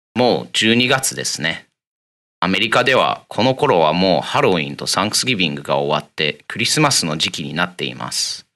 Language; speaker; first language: Japanese; non-native, fluent; English